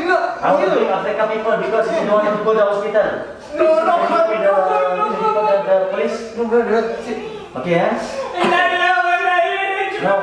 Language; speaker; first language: English; non-native, learner; Malay